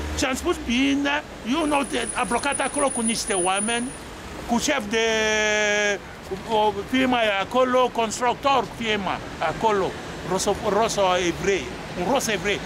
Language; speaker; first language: Romanian; non-native, learner; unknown